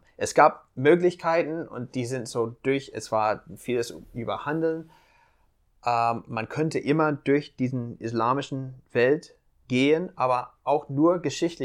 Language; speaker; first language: German; non-native, fluent; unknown